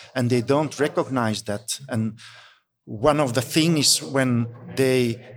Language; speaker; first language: English; non-native, fluent; Dutch